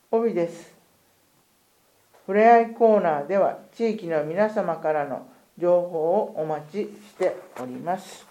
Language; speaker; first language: Japanese; native; Japanese